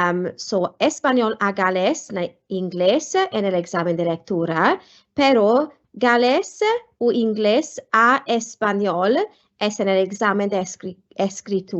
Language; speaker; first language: Spanish; non-native, fluent; Welsh